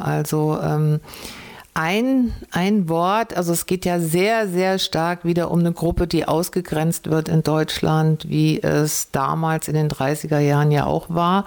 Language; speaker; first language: German; native; German